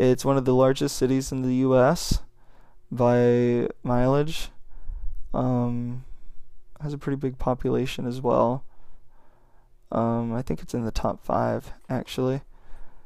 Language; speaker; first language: English; native; English